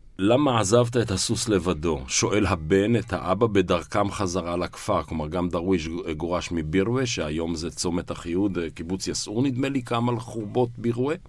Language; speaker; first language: Hebrew; native; Hebrew